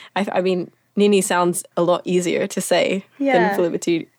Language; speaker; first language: English; non-native, local second language; Swahili